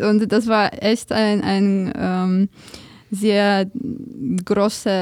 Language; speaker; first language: German; non-native, fluent; Polish